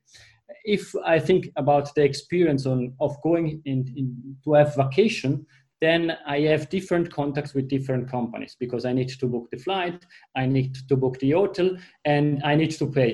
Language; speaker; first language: English; non-native, fluent; Italian